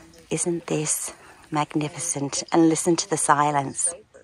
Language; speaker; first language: English; native; English